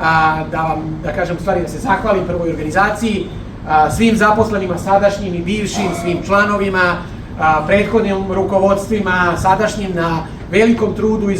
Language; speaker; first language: Bosnian; native; Bosnian